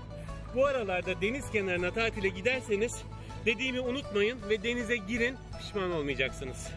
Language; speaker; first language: Turkish; native; Turkish